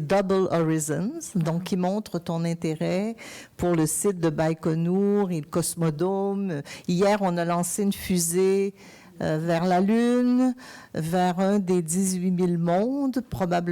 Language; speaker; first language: French; native; French